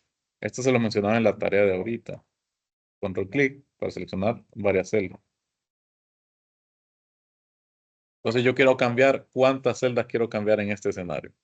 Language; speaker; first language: Spanish; native; Spanish